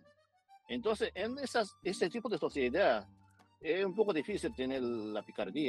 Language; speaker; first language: Spanish; non-native, fluent; Japanese